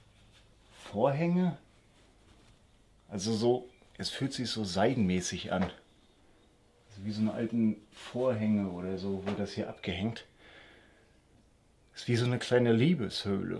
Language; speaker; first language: German; native; German